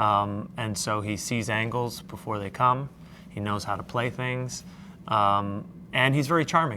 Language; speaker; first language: English; native; English